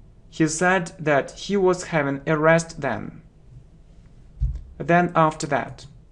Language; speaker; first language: English; non-native, fluent; Russian